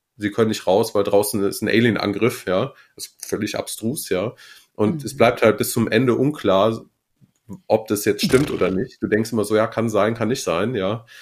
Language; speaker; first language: German; native; German